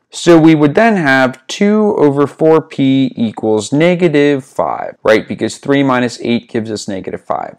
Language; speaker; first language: English; native; English